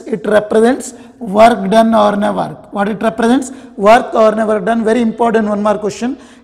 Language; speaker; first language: English; non-native, local second language; Kannada